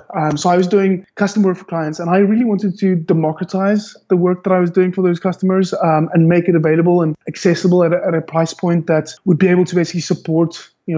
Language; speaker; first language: English; native; English